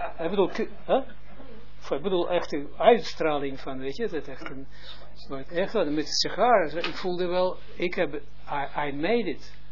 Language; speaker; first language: Dutch; non-native, fluent; Hebrew